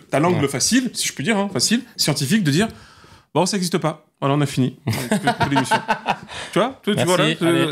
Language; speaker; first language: French; native; French